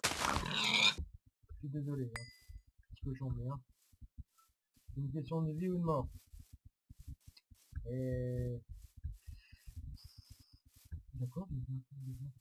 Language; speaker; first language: French; native; French